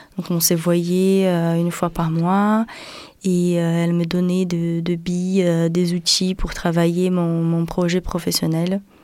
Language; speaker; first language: French; non-native, fluent; Portuguese